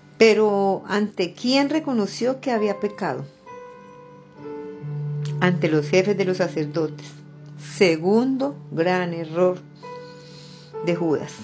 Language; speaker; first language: Spanish; native; Spanish